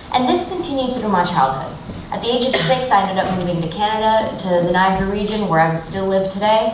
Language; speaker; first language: English; native; English